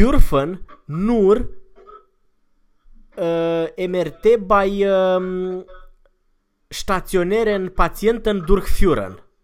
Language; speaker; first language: German; non-native, fluent; Romanian